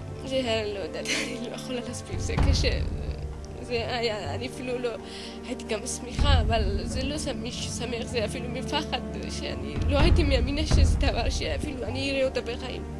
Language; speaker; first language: Hebrew; non-native, fluent; Russian